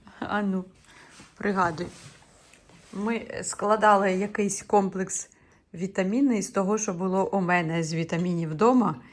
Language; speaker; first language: Ukrainian; native; Ukrainian